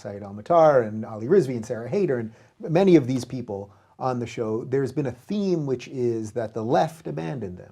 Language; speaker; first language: English; native; English